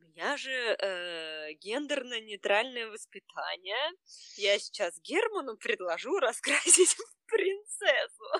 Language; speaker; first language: Russian; native; Russian